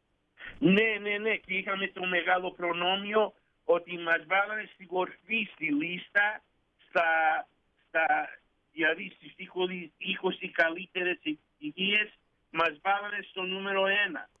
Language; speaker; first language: Greek; early bilingual, heritage; Greek